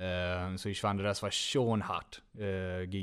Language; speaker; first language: German; non-native, fluent; Swedish